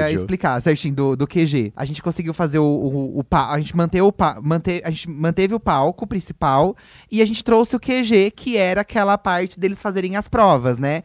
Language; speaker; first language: Portuguese; native; Portuguese